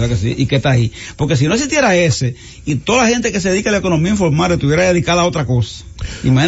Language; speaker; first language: Spanish; native; Spanish